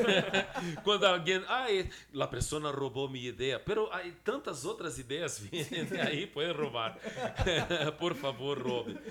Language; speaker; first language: Spanish; non-native, fluent; Portuguese